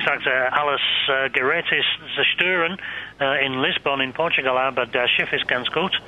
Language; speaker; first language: German; non-native, learner; English